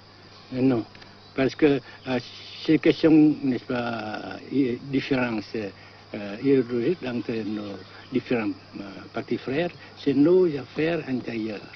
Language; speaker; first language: French; non-native, local second language; Vietnamese